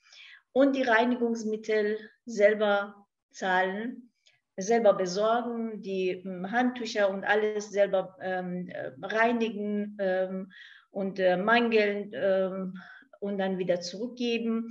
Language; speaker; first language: German; non-native, fluent; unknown